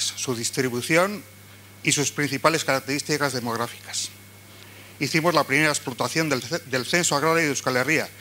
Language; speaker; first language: Spanish; non-native, local second language; Basque